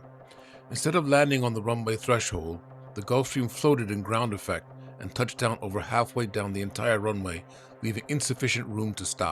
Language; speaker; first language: English; native; English